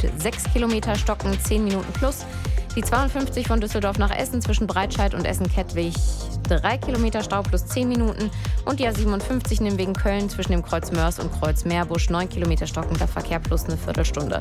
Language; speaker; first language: German; native; German